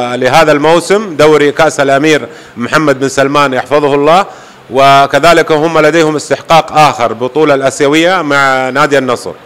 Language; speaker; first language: Arabic; native; Arabic